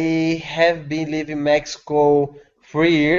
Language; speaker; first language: English; non-native, learner; Portuguese